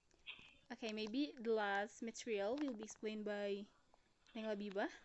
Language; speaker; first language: English; non-native, learner; Indonesian